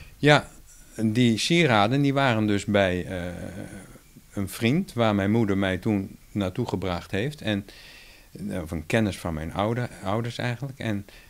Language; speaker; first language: Dutch; native; Dutch